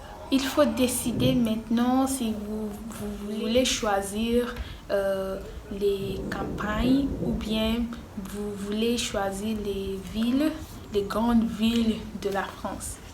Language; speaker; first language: French; non-native, learner; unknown